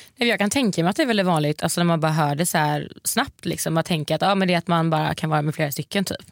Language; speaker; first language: Swedish; native; Swedish